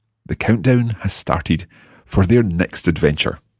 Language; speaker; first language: English; native; English